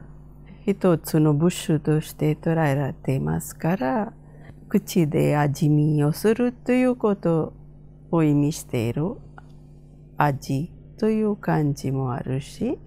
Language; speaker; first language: Japanese; non-native, fluent; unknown